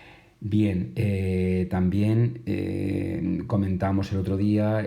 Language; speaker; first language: Spanish; native; Spanish